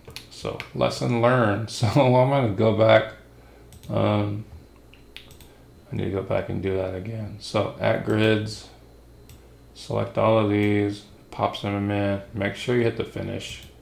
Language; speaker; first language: English; native; English